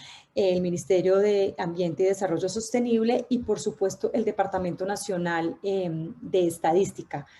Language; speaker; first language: Spanish; native; Spanish